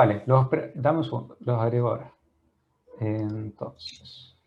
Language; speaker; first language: Spanish; native; Spanish